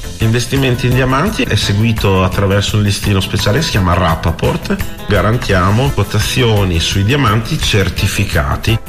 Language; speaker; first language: Italian; native; Italian